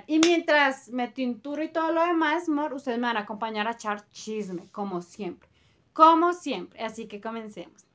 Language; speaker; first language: Spanish; native; Spanish